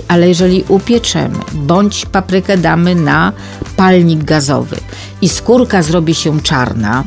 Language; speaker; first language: Polish; native; Polish